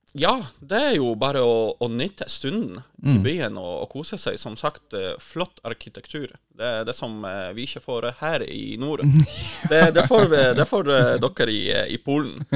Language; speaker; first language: Norwegian; non-native, fluent; Polish